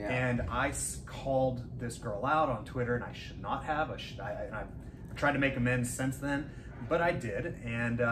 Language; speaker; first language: English; native; English